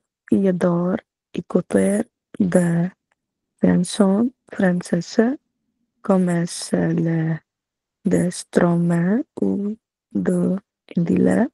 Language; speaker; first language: French; non-native, learner; Punjabi